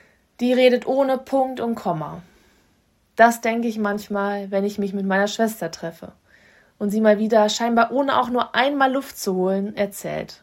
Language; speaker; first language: German; native; German